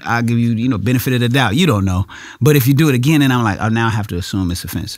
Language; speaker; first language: English; native; English